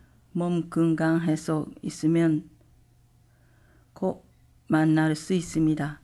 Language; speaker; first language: Korean; non-native, learner; Japanese